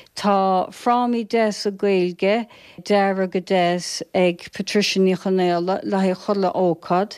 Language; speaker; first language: Irish; native; Irish